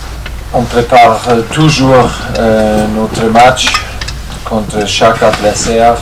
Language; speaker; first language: French; non-native, fluent; German